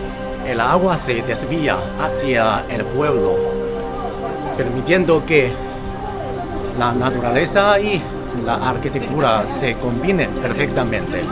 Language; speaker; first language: Spanish; non-native, fluent; Chinese